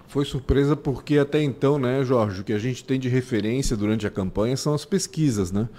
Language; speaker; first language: Portuguese; early bilingual, other home language; Spanish